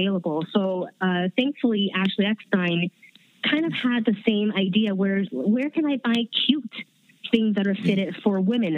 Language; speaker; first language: English; early bilingual, other home language; Chinese